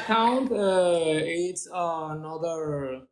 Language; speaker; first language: English; non-native, learner; Spanish